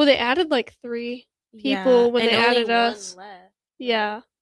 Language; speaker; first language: English; native; English